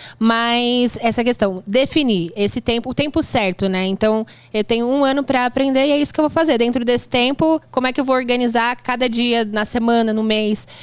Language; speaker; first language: Portuguese; native; Portuguese